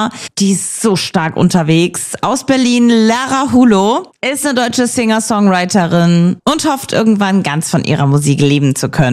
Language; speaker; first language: German; native; German